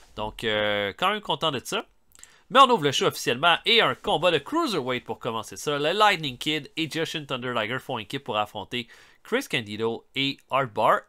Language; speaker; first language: French; native; French